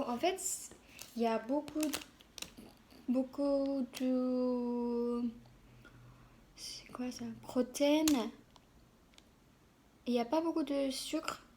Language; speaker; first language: French; non-native, learner; Korean